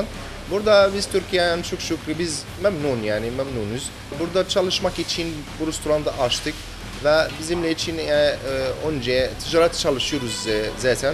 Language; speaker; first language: Turkish; non-native, learner; Arabic